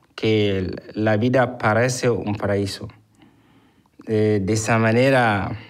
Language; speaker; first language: Spanish; non-native, fluent; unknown